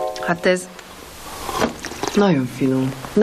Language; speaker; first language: Hungarian; non-native, learner; Korean